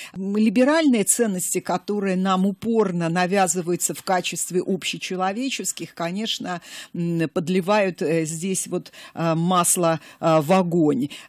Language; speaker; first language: Russian; native; Russian